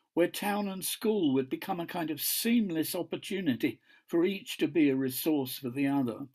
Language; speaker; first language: English; native; English